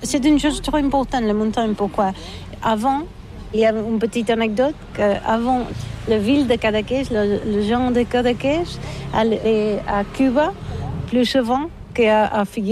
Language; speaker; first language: French; non-native, learner; Catalan